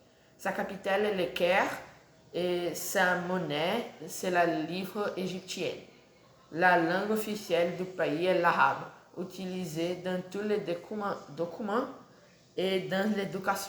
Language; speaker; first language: French; non-native, learner; Portuguese